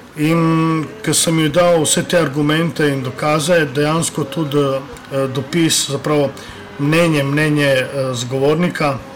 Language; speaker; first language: Slovenian; non-native, local second language; Romany